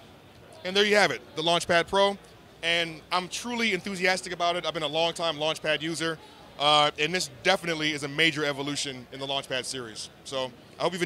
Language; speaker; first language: English; native; English